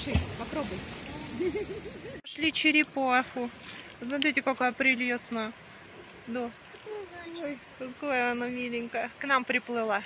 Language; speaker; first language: Russian; native; Russian